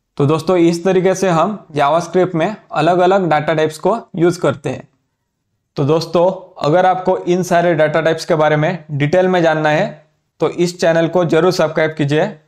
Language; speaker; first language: Hindi; native; Hindi